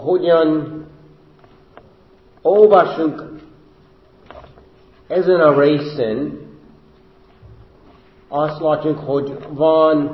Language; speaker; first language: Hungarian; non-native, fluent; English